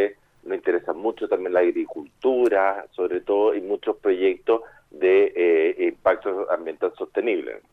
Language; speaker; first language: Spanish; native; Spanish